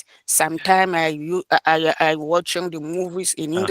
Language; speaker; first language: English; non-native, learner; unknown